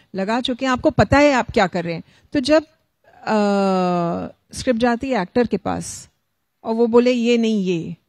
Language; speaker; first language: Hindi; native; Hindi